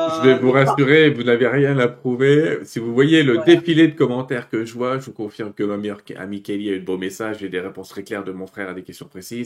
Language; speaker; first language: French; native; French